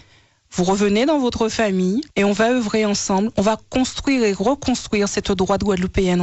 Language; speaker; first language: French; native; French